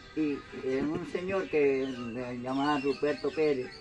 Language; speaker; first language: Spanish; native; Spanish